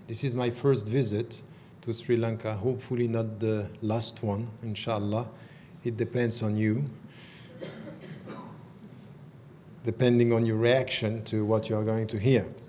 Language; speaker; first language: English; non-native, fluent; French